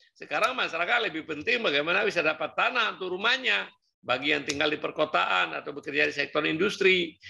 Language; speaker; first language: Indonesian; non-native, local second language; Achinese